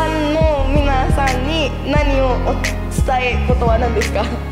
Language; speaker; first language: Japanese; non-native, learner; Indonesian